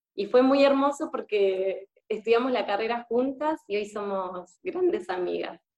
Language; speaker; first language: Spanish; native; Spanish